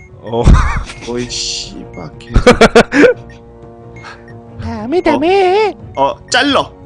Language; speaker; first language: Korean; native; Korean